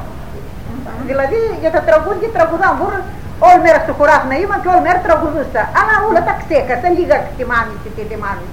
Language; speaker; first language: Greek; native; Greek